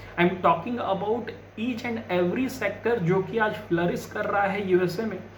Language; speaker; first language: Hindi; native; Hindi